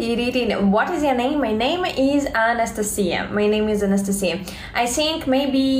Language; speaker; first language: English; non-native, learner; Russian